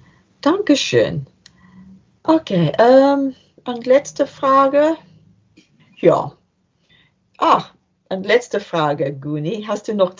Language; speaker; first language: German; non-native, learner; English